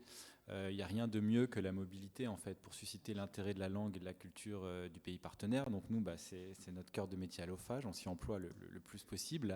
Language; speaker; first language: French; native; French